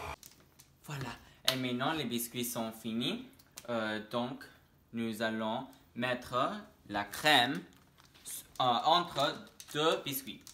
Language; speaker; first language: French; non-native, learner; English